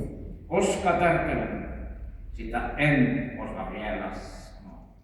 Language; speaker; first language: Finnish; non-native, local second language; Estonian